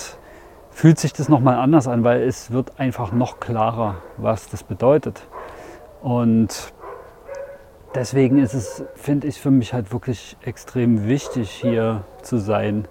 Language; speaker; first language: German; native; German